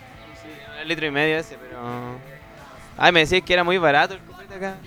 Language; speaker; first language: Spanish; native; Spanish